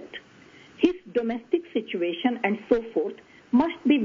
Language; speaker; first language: English; non-native, local second language; Tamil